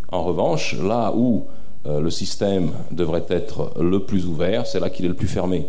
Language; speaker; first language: French; early bilingual, other home language; Serbian